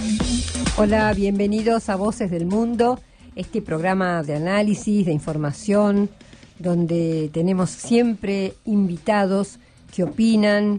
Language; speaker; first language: Spanish; native; Spanish